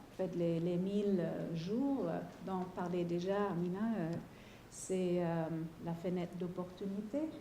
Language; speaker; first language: French; non-native, fluent; German